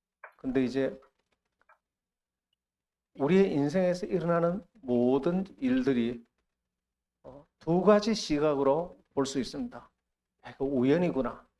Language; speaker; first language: Korean; native; Korean